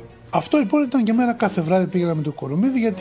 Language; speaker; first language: Greek; native; Greek